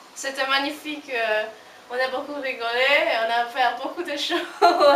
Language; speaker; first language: French; non-native, fluent; Macedonian